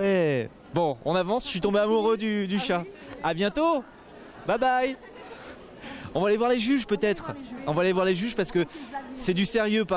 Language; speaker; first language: French; native; French